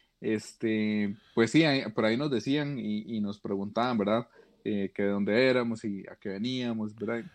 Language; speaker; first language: Spanish; native; Spanish